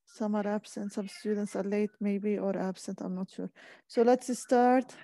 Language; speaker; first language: English; non-native, fluent; Arabic